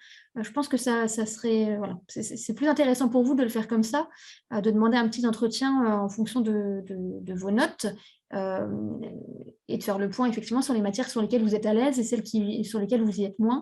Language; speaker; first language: French; native; French